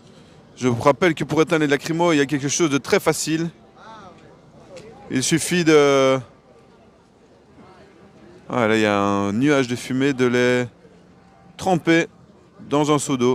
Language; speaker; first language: French; native; French